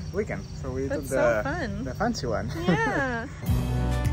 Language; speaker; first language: English; non-native, fluent; Spanish